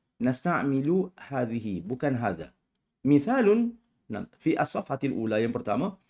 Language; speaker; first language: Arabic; non-native, fluent; Malay